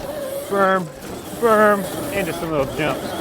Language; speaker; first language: English; native; English